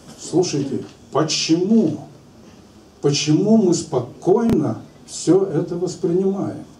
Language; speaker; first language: Russian; native; Russian